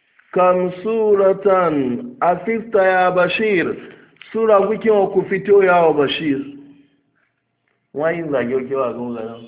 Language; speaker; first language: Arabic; non-native, fluent; Hausa